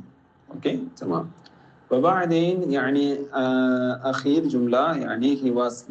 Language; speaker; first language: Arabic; non-native, fluent; Tamil